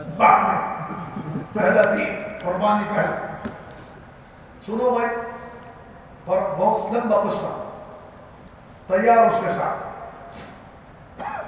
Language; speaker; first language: Urdu; non-native, learner; Arabic